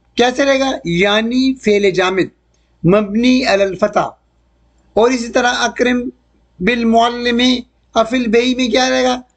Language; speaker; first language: Urdu; native; Urdu